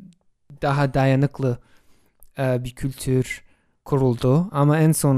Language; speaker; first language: Turkish; non-native, fluent; English